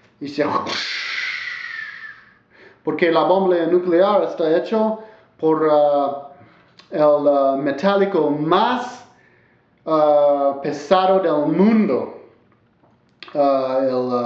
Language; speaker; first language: Spanish; non-native, learner; English